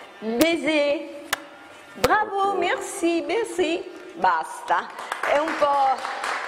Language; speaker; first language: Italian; non-native, learner; French